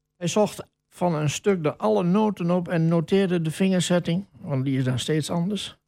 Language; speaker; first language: Dutch; native; Dutch